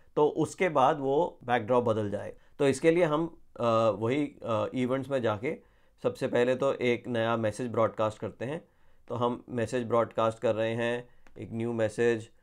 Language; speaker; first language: Hindi; native; Hindi